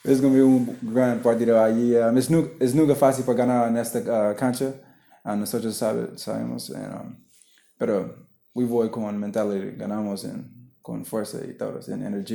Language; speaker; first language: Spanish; non-native, learner; English